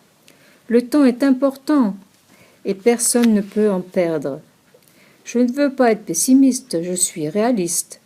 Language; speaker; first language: French; non-native, learner; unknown